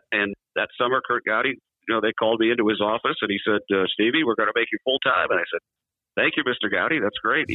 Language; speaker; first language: English; native; English